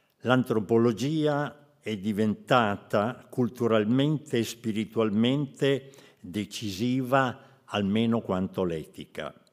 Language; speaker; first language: Italian; native; Italian